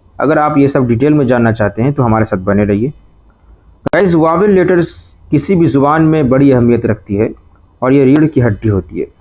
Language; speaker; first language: Urdu; native; Urdu